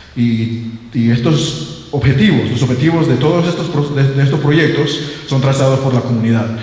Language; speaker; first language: Spanish; non-native, local second language; English